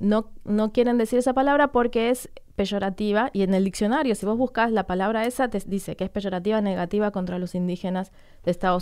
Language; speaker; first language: Spanish; native; Spanish